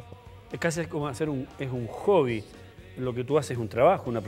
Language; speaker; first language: Spanish; native; Spanish